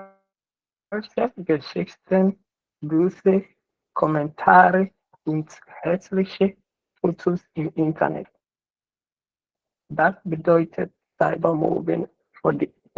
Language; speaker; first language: German; non-native, learner; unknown